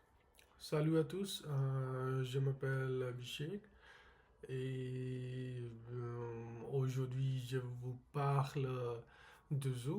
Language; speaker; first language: French; non-native, learner; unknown